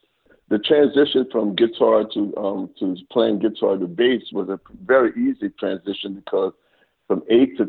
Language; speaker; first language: English; native; English